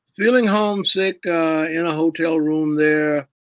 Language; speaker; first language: English; native; English